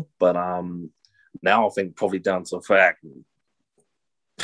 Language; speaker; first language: English; native; English